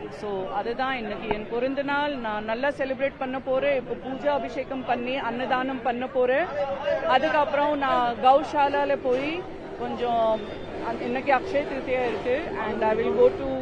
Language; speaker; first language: Tamil; non-native, fluent; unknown